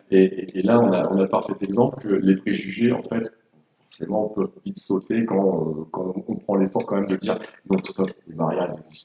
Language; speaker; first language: French; native; French